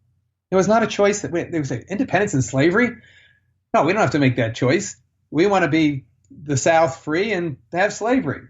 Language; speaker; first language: English; native; English